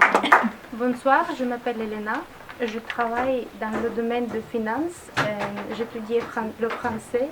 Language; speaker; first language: French; non-native, learner; Russian